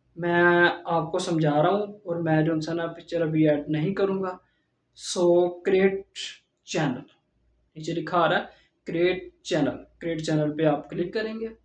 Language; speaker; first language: Urdu; non-native, local second language; Punjabi